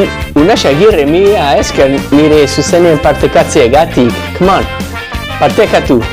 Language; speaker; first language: Basque; non-native, learner; English